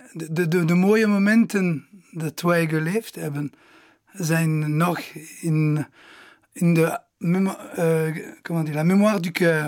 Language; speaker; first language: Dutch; non-native, local second language; Italian